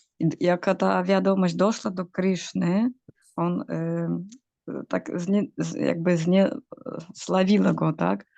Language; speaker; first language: Polish; non-native, fluent; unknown